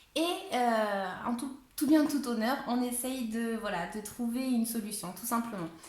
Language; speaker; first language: French; non-native, fluent; Spanish